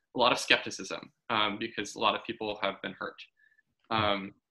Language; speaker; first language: English; native; English